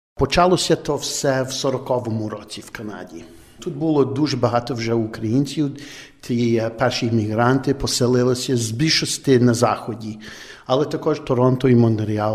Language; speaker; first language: Ukrainian; early bilingual, heritage; Ukrainian